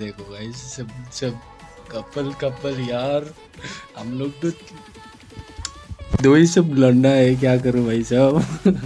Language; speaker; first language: Hindi; non-native, local second language; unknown